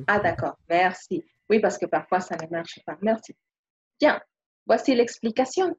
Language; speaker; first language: French; non-native, fluent; Spanish